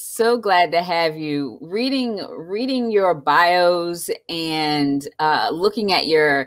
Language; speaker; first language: English; native; English